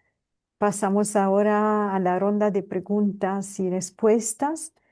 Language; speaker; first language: Spanish; non-native, fluent; Italian